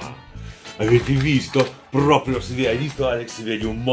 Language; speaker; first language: Italian; non-native, fluent; Russian